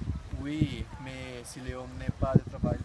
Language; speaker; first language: French; non-native, learner; Spanish